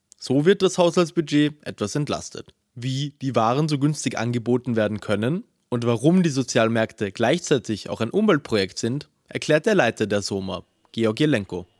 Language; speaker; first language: German; native; German